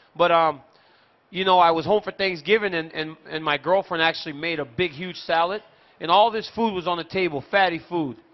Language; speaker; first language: English; native; English